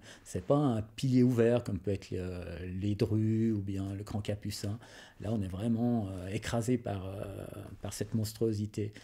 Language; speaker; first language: French; native; French